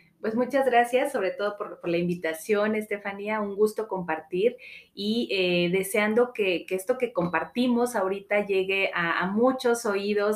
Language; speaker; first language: Spanish; native; Spanish